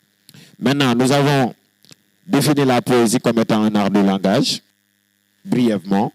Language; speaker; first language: French; non-native, local second language; Wolof